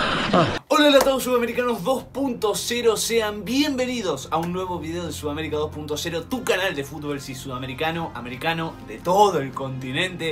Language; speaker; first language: Spanish; native; Spanish